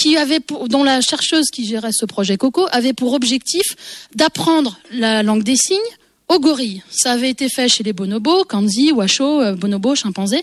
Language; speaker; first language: French; native; French